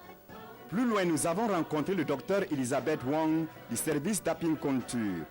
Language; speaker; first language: French; native; French